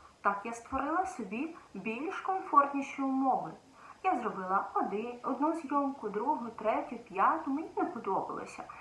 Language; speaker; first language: Ukrainian; native; Ukrainian